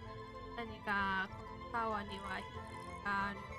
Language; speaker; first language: Japanese; non-native, learner; Chinese